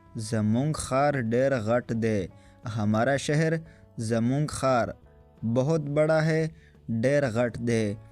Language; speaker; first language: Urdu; non-native, local second language; Pashto